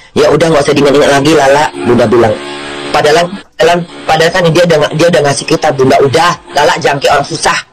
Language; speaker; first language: Indonesian; native; Indonesian